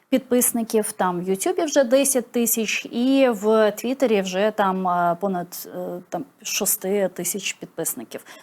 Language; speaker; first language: Ukrainian; non-native, local second language; Crimean Tatar